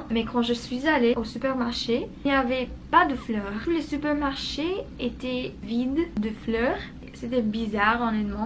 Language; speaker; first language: French; non-native, learner; Spanish